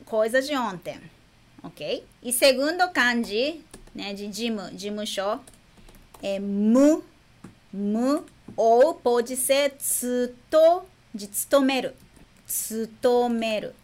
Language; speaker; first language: Portuguese; non-native, fluent; Japanese